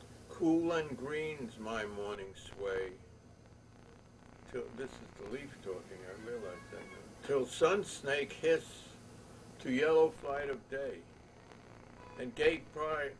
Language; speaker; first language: English; native; English